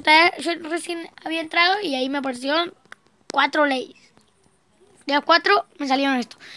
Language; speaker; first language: Spanish; native; Spanish